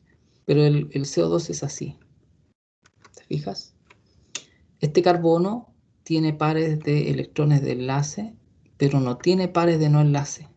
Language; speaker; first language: Spanish; native; Spanish